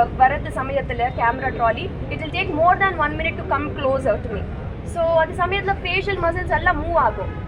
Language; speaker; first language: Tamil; non-native, learner; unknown